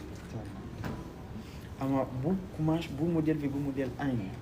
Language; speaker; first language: Turkish; non-native, learner; French